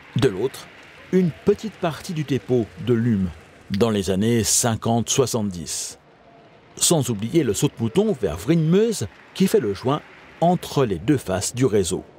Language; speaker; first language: French; native; French